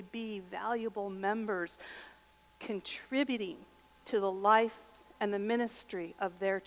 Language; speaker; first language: English; native; English